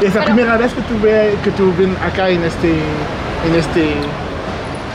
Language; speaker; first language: Spanish; non-native, learner; English